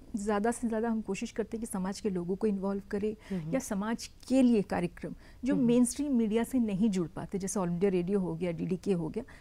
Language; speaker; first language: Hindi; native; Hindi